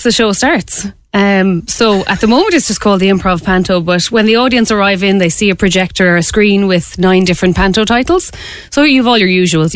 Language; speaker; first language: English; native; English